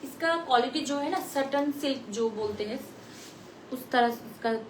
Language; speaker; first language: Hindi; non-native, local second language; Bangla